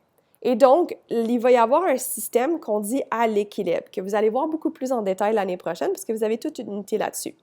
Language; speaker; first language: French; native; French